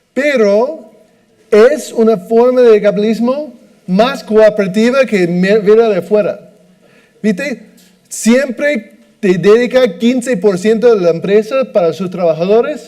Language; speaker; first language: Spanish; non-native, fluent; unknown